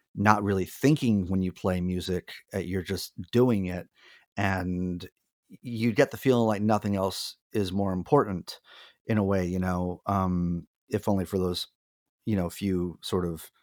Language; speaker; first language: English; native; English